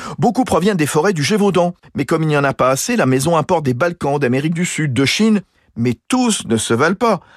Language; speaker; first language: French; native; French